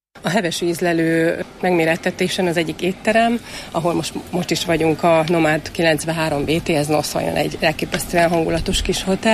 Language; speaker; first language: Hungarian; native; Hungarian